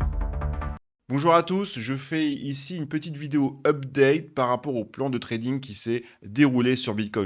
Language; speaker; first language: French; native; French